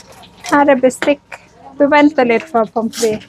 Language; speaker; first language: Norwegian; non-native, learner; Thai